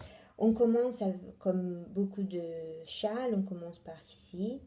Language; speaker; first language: French; non-native, fluent; Italian